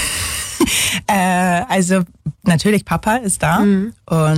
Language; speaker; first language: German; non-native, fluent; English